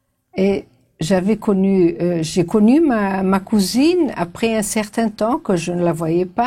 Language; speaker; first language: French; non-native, fluent; Portuguese